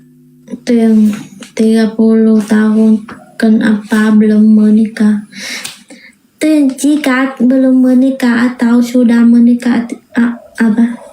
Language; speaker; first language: Indonesian; non-native, learner; Vietnamese